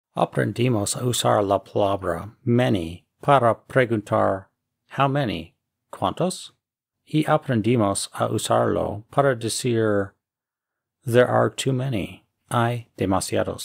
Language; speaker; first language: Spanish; non-native, fluent; English